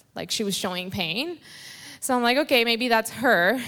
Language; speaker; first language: English; non-native, fluent; Spanish